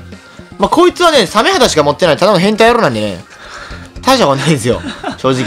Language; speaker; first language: Japanese; native; Japanese